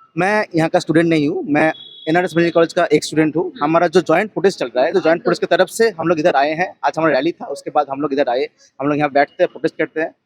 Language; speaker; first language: Hindi; non-native, local second language; Bangla